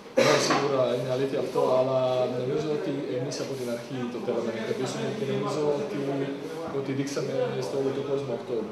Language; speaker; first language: Greek; non-native, fluent; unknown